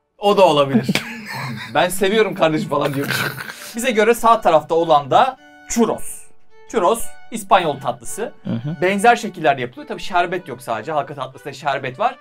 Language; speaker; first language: Turkish; native; Turkish